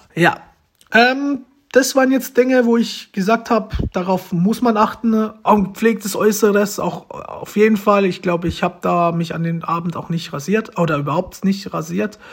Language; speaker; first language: German; early bilingual, other home language; Romanian